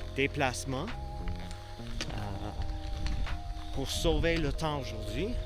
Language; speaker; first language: French; non-native, learner; English